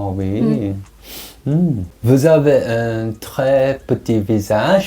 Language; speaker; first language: French; non-native, learner; Korean